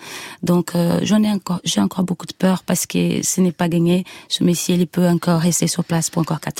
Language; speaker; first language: French; non-native, fluent; Portuguese